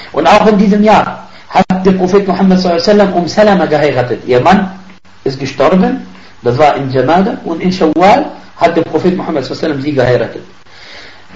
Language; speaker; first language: German; non-native, fluent; Arabic